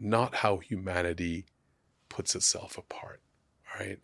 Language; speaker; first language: English; non-native, local second language; Sindhi